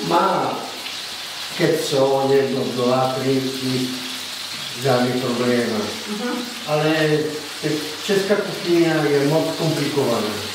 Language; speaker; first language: Czech; non-native, learner; Italian